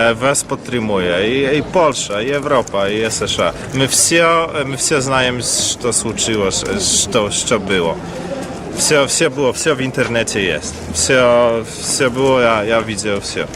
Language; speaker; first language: Ukrainian; non-native, learner; Polish